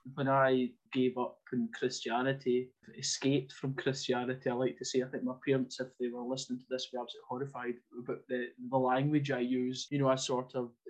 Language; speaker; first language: English; native; English